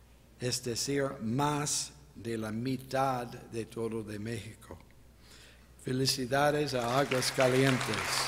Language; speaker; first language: Spanish; non-native, fluent; English